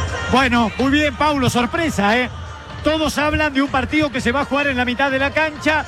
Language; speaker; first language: Spanish; native; Spanish